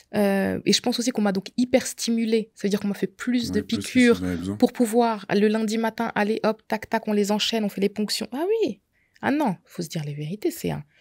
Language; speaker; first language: French; native; French